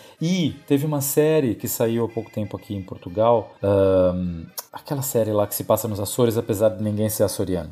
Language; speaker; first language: Portuguese; native; Portuguese